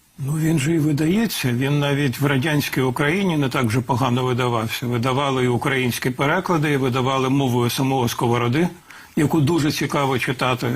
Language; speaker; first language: Ukrainian; native; Ukrainian